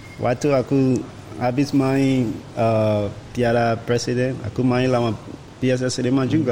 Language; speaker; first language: Indonesian; non-native, fluent; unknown